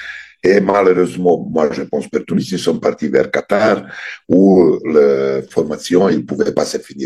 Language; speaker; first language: French; non-native, fluent; Serbian